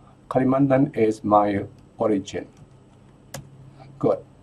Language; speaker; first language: English; non-native, fluent; Indonesian